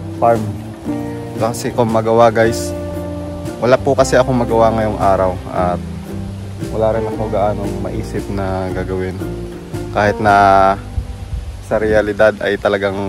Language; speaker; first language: Filipino; non-native, local second language; Bikol